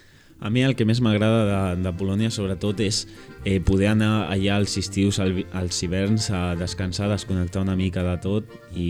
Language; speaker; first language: Catalan; early bilingual, heritage; Catalan